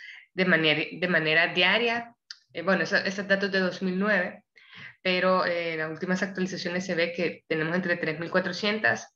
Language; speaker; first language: Spanish; native; Spanish